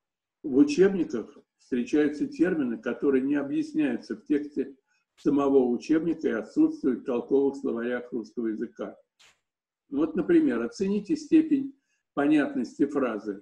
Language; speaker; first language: Russian; native; Russian